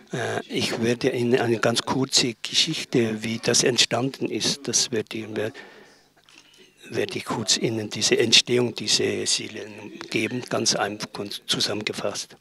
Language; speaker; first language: German; non-native, learner; Tibetan